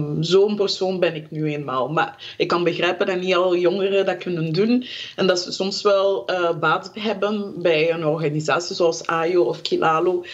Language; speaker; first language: Dutch; early bilingual, other home language; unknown